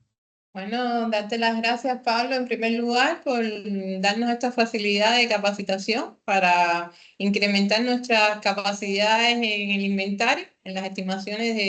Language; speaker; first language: Spanish; native; Spanish